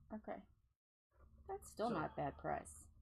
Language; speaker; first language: English; native; English